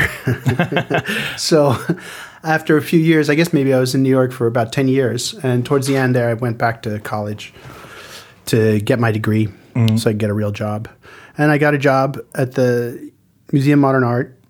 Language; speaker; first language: English; native; English